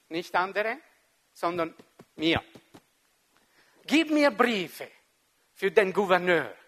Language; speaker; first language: German; non-native, local second language; French